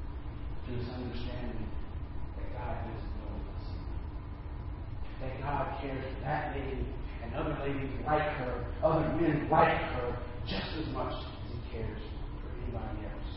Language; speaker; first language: English; native; English